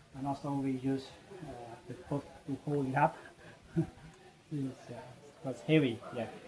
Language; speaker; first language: English; non-native, local second language; Khmer